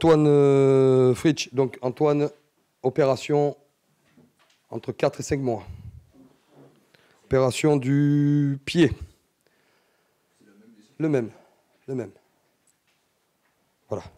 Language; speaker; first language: French; native; French